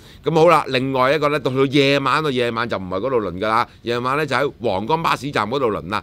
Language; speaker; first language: Cantonese; native; Cantonese